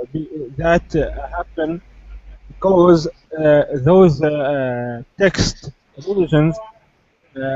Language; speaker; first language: English; non-native, learner; Arabic